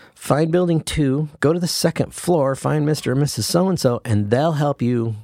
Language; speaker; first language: English; native; English